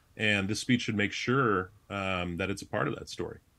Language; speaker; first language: English; native; English